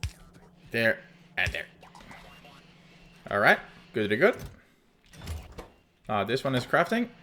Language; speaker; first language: English; non-native, fluent; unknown